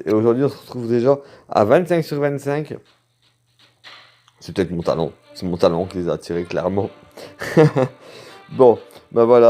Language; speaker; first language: French; native; French